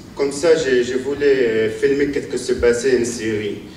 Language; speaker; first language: French; non-native, learner; Arabic